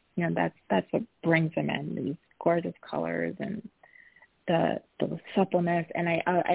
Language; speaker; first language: English; native; English